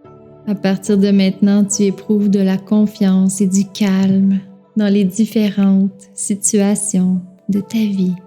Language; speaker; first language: French; native; French